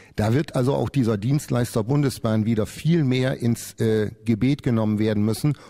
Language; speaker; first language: German; native; German